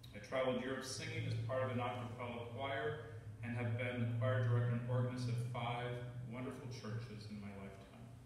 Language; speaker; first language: English; native; English